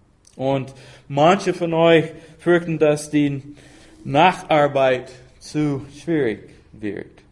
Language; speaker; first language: German; non-native, fluent; English